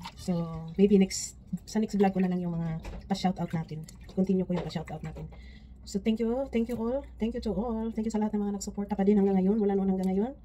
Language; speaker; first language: Filipino; non-native, local second language; Cebuano